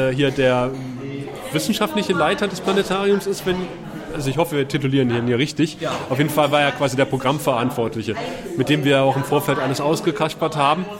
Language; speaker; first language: German; native; German